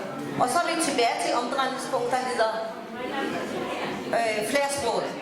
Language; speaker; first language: Danish; early bilingual, other home language; Urdu